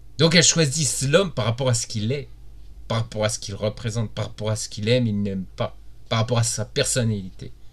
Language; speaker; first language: French; native; French